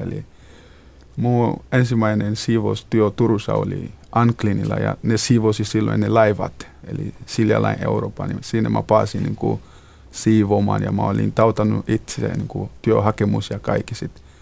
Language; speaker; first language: Finnish; non-native, fluent; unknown